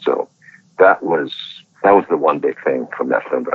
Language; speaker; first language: English; non-native, local second language; Cantonese